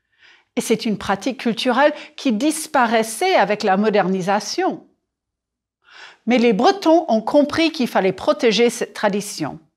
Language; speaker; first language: French; non-native, fluent; English